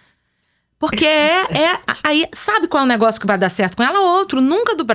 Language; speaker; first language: Portuguese; native; Portuguese